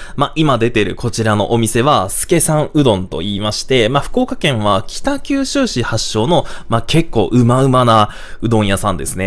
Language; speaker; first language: Japanese; native; Japanese